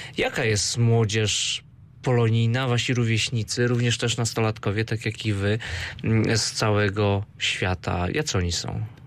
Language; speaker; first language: Polish; native; Polish